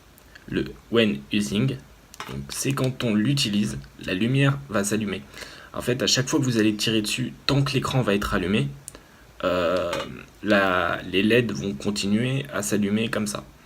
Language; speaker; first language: French; native; French